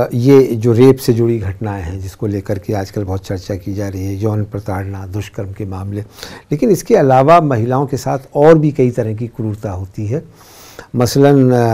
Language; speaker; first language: Hindi; native; Hindi